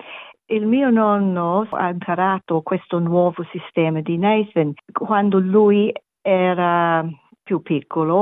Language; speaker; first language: Italian; non-native, learner; English